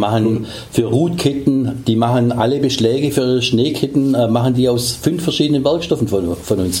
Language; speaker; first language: German; native; German